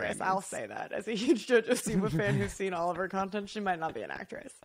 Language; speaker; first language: English; native; English